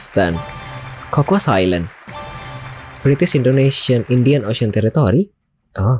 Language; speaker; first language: English; non-native, learner; Indonesian